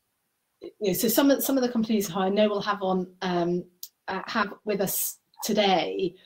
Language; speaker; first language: English; native; English